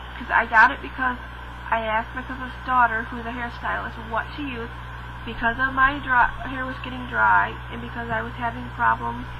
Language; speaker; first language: English; native; English